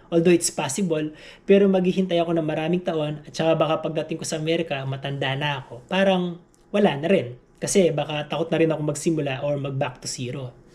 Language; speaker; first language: Filipino; native; Filipino